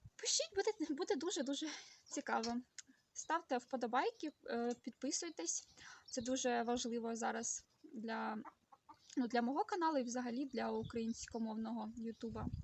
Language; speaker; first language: Ukrainian; native; Ukrainian